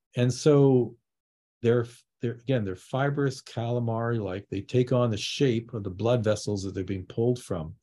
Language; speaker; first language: English; native; English